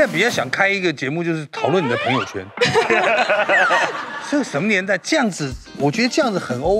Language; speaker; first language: Chinese; native; Chinese